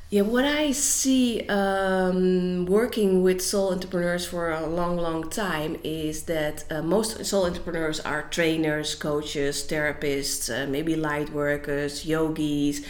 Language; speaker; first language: English; non-native, fluent; Dutch